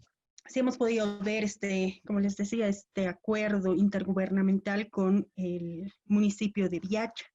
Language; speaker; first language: Spanish; native; Spanish